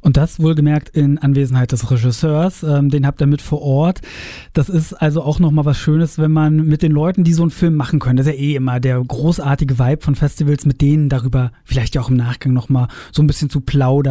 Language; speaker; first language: German; native; German